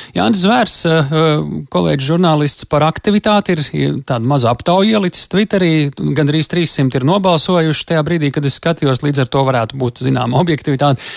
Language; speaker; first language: Latvian; native; Latvian